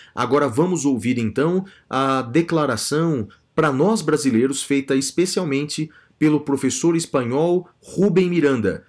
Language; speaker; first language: Portuguese; native; Portuguese